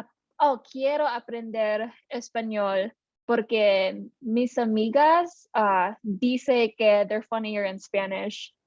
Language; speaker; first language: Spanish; non-native, learner; Filipino